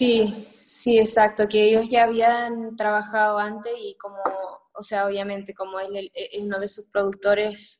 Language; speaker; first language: Spanish; early bilingual, heritage; Spanish